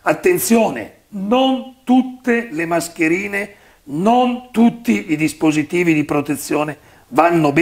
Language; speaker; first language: Italian; native; Italian